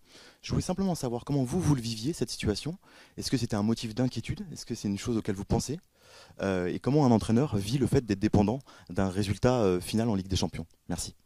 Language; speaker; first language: French; native; French